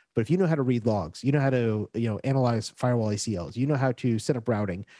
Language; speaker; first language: English; native; English